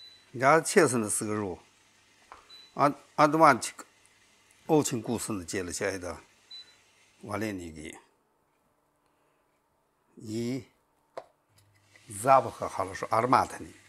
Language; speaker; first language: Russian; non-native, learner; Chinese